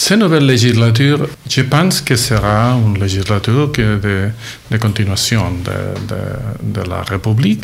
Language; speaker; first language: French; non-native, learner; Catalan